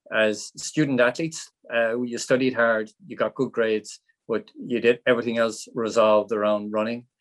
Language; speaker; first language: English; native; English